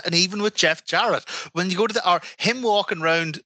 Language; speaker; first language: English; native; English